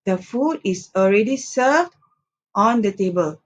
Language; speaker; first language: English; non-native, local second language; Malay